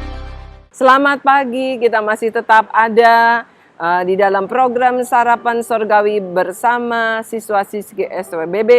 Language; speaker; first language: Indonesian; native; Indonesian